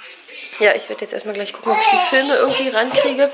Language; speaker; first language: German; native; German